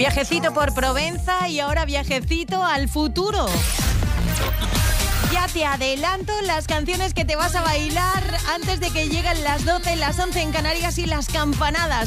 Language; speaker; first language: Spanish; native; Spanish